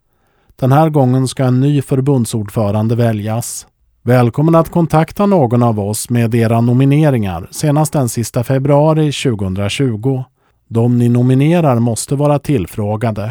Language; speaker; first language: Swedish; native; Swedish